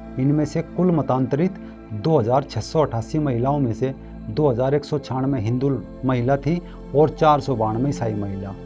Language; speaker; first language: Hindi; native; Hindi